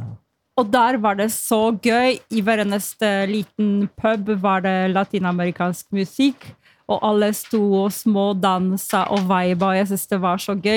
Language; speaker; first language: Norwegian; non-native, fluent; Polish